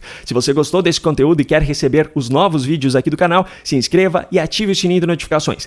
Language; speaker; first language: Portuguese; native; Portuguese